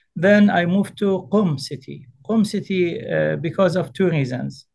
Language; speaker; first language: English; early bilingual, other home language; Arabic